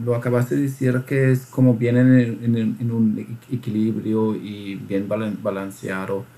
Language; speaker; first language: Spanish; non-native, fluent; German